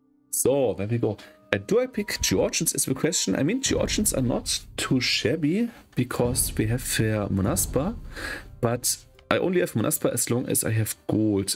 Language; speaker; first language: English; non-native, fluent; German